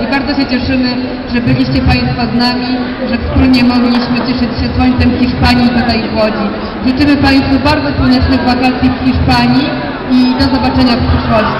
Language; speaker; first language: Polish; native; Polish